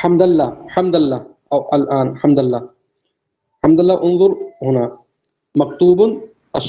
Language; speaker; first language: Arabic; non-native, fluent; Urdu